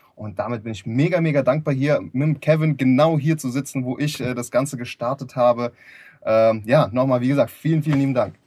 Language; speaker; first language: German; early bilingual, other home language; Lithuanian